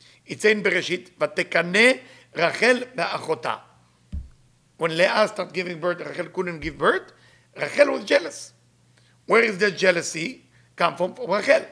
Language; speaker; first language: English; non-native, fluent; Hebrew